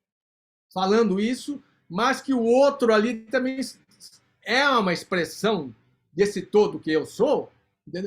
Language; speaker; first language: Portuguese; native; Portuguese